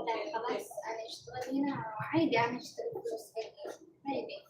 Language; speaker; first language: Arabic; non-native, learner; Tigrinya